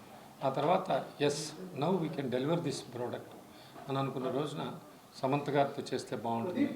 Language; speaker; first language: Telugu; native; Telugu